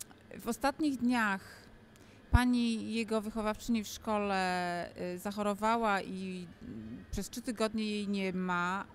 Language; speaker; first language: Polish; native; Polish